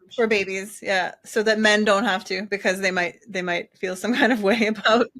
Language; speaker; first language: English; native; English